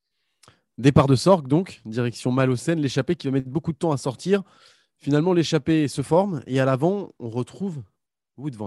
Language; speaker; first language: French; native; French